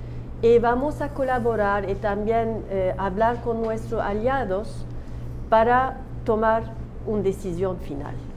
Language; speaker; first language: Spanish; non-native, learner; Turkish